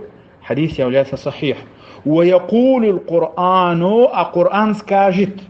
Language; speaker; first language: Russian; non-native, fluent; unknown